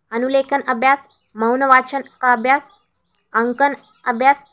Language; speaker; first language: Hindi; non-native, local second language; Kannada